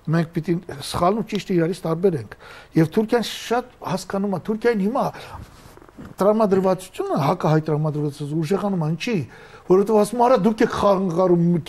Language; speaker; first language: Armenian; native; Armenian